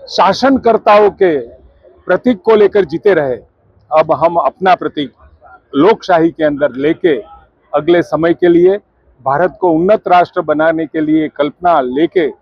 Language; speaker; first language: Hindi; non-native, local second language; Gujarati